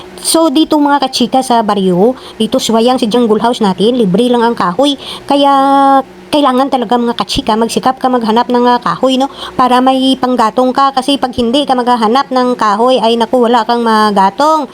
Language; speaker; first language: Filipino; non-native, local second language; Kinaray-a